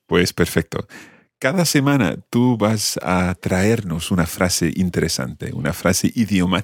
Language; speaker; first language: Spanish; non-native, fluent; English